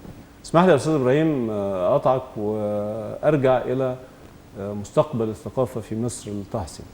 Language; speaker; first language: Egyptian Arabic; native; Egyptian Arabic